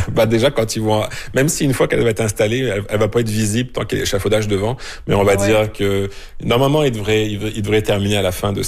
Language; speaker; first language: French; native; French